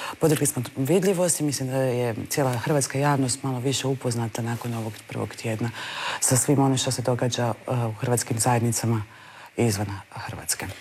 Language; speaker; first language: Croatian; native; Croatian